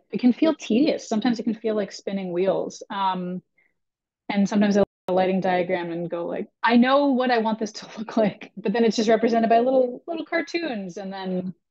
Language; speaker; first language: English; native; English